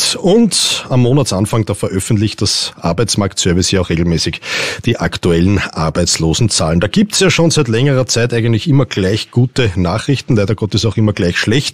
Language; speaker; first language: German; native; German